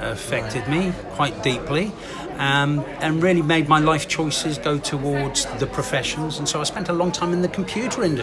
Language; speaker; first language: English; native; English